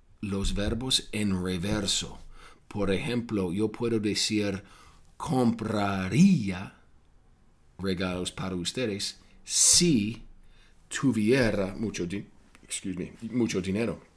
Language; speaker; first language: Spanish; non-native, fluent; English